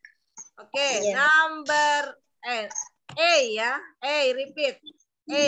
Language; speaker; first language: English; non-native, learner; Indonesian